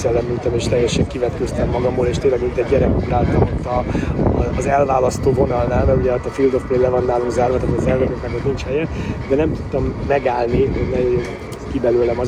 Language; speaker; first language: Hungarian; native; Hungarian